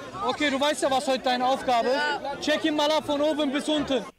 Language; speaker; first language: German; native; German